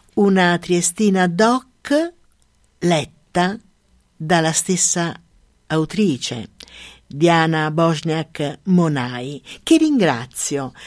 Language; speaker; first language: Italian; native; Italian